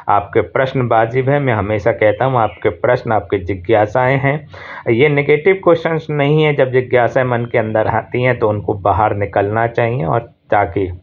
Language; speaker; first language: Hindi; native; Hindi